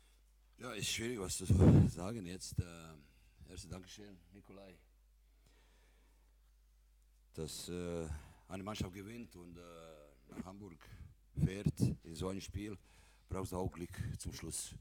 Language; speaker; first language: German; non-native, fluent; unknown